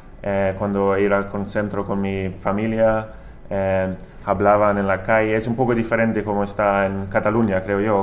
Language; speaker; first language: Spanish; non-native, fluent; Swedish